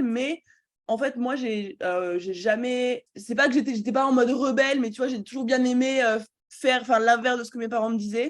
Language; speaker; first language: French; native; French